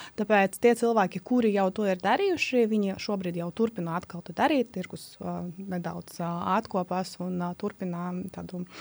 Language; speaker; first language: Latvian; non-native, local second language; Russian